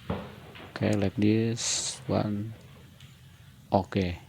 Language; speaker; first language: English; non-native, learner; Indonesian